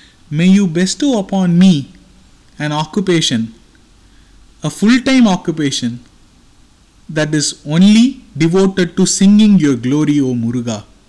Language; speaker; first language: English; non-native, local second language; Tamil